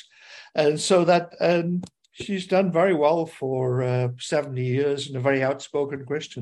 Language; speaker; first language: English; native; English